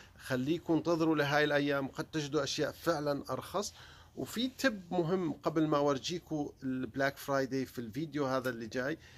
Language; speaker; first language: Arabic; native; Arabic